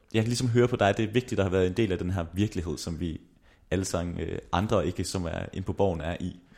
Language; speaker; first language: Danish; native; Danish